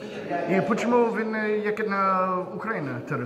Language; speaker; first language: Russian; non-native, learner; English